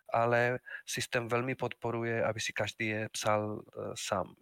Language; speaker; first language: Czech; non-native, fluent; Spanish